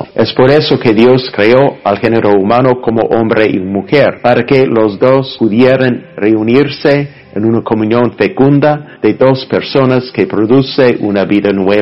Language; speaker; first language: Spanish; non-native, fluent; English